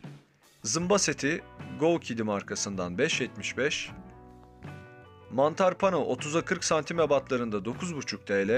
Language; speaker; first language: Turkish; native; Turkish